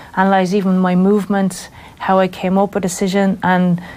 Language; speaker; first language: English; native; English